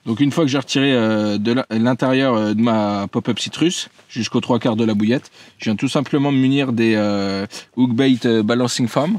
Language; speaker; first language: French; native; French